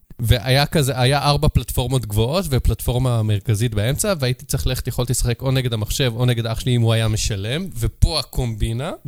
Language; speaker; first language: Hebrew; native; Hebrew